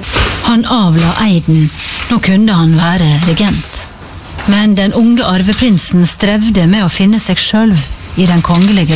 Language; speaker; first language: Norwegian; native; Norwegian